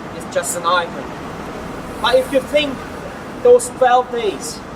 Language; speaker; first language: English; non-native, fluent; Hungarian